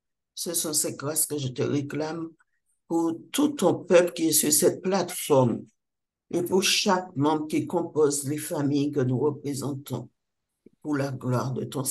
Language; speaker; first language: French; native; French